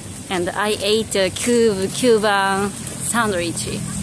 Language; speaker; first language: English; non-native, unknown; Japanese